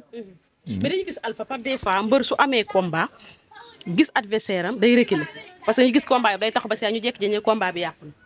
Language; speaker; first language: Wolof; native; Wolof